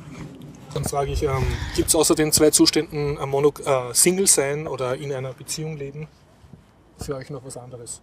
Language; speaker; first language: German; native; German